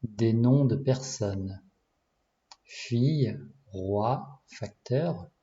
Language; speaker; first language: French; non-native, learner; Japanese